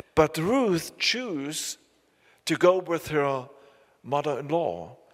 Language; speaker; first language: English; non-native, fluent; German